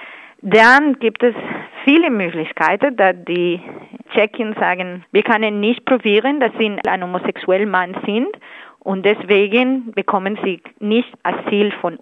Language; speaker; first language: German; non-native, fluent; Spanish